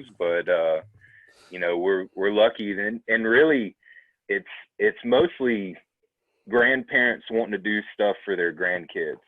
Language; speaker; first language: English; native; English